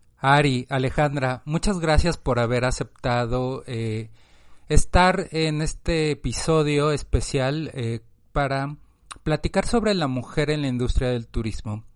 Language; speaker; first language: Spanish; native; Spanish